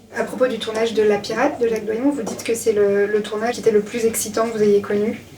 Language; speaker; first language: French; native; French